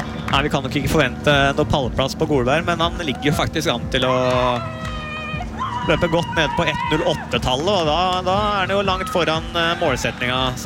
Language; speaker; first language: Norwegian; native; Norwegian